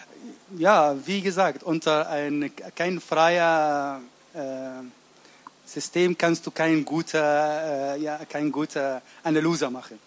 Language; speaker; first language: German; non-native, learner; Arabic